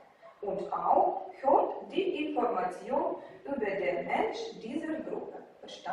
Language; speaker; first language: German; non-native, fluent; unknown